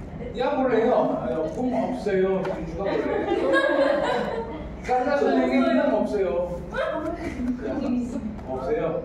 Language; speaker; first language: Korean; non-native, fluent; Indonesian